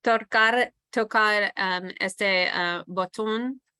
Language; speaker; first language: Spanish; non-native, learner; English